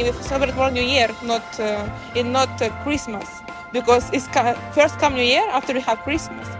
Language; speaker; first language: English; non-native, learner; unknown